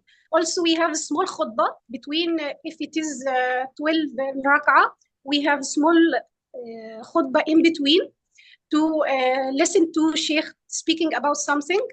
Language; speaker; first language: English; non-native, fluent; Arabic